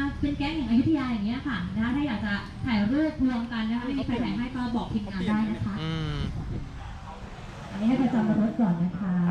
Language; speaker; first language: Thai; native; Thai